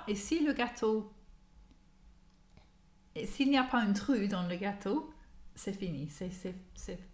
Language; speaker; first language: French; non-native, learner; English